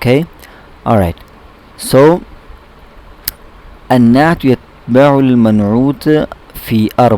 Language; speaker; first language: Arabic; non-native, fluent; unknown